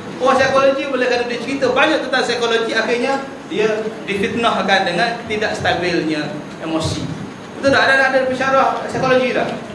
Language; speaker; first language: Malay; native; Malay